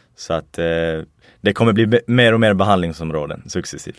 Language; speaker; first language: Swedish; native; Swedish